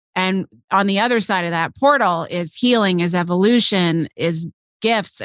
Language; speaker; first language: English; native; English